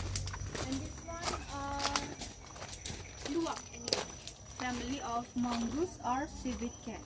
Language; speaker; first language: English; non-native, fluent; Indonesian